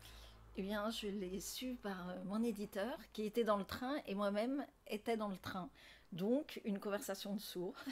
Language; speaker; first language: French; native; French